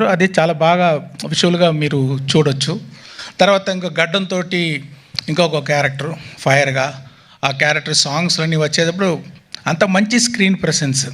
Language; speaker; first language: Telugu; non-native, local second language; Tamil